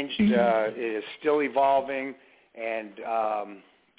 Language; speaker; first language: English; native; English